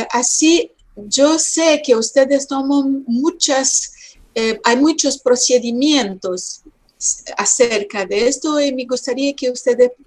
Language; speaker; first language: Spanish; non-native, fluent; Portuguese